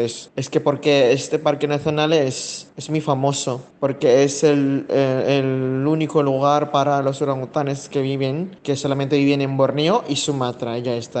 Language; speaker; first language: Spanish; non-native, fluent; Indonesian